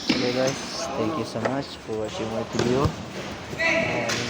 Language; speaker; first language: English; non-native, learner; Indonesian